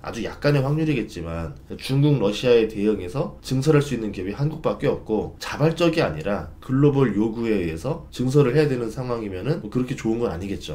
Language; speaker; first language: Korean; native; Korean